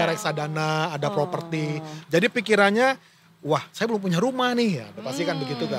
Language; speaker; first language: Indonesian; native; Indonesian